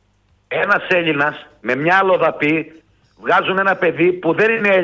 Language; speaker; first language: Greek; native; Greek